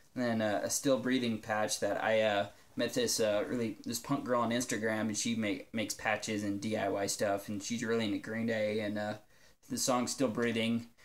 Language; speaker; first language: English; native; English